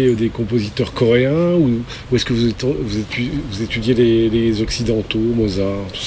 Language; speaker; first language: French; native; French